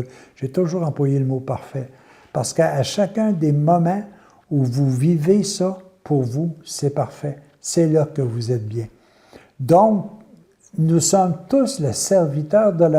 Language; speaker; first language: French; native; French